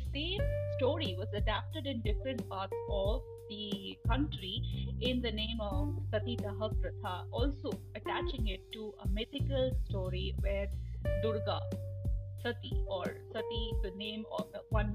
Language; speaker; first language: English; non-native, local second language; Bangla